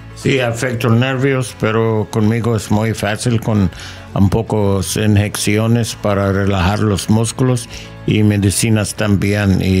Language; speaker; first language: Spanish; non-native, learner; English